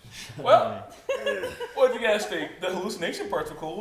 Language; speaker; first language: English; native; English